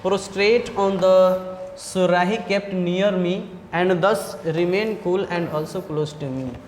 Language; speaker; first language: English; non-native, local second language; Hindi